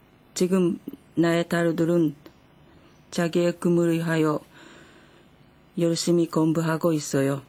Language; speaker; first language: Korean; non-native, fluent; Japanese